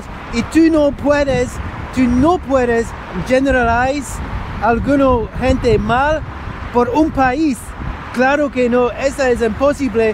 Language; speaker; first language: Spanish; non-native, learner; English